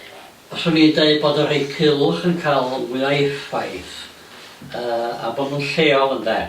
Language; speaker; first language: Welsh; native; Welsh